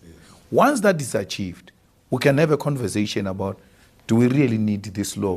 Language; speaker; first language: English; non-native, local second language; Northern Sotho